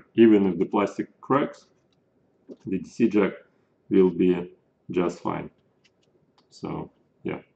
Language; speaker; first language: English; non-native, fluent; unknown